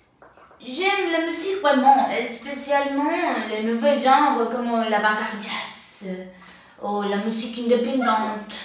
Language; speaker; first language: French; non-native, learner; Spanish